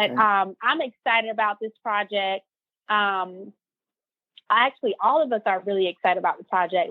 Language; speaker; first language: English; native; English